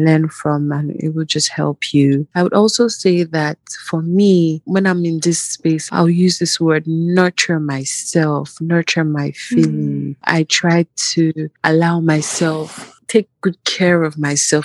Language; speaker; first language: English; non-native, local second language; Igbo